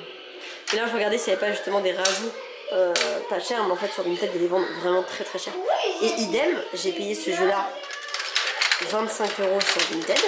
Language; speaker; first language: French; native; French